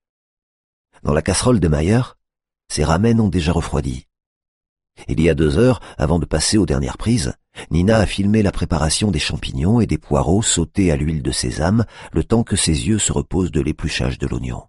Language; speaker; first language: French; native; French